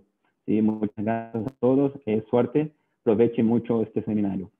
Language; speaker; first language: Spanish; non-native, learner; Portuguese